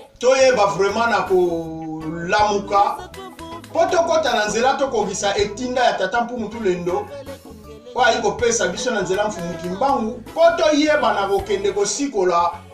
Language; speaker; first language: Lingala; non-native, local second language; Kongo